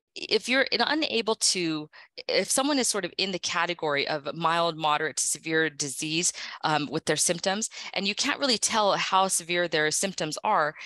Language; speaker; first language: English; native; English